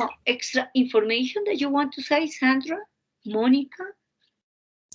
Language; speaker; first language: English; non-native, fluent; Spanish